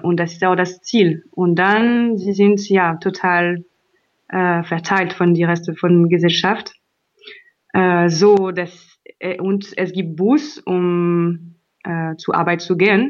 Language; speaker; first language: German; non-native, learner; French